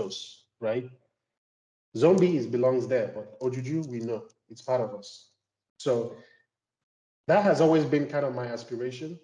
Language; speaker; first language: English; non-native, local second language; Igbo